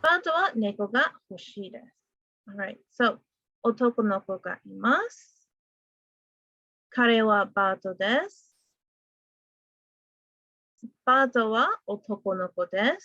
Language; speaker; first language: Japanese; non-native, fluent; English